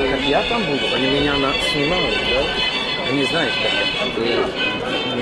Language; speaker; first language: Russian; non-native, learner; Czech